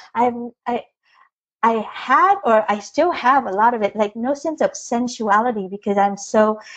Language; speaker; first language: English; early bilingual, other home language; Vietnamese